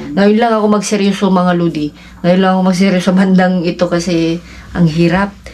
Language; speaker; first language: Filipino; non-native, local second language; Iloko